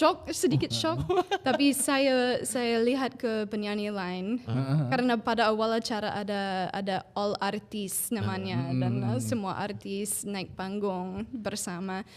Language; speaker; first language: Indonesian; non-native, fluent; English